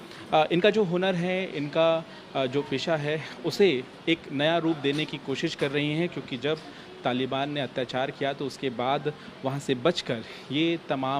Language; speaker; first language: Hindi; native; Hindi